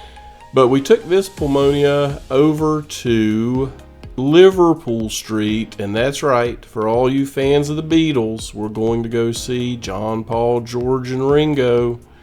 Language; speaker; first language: English; native; English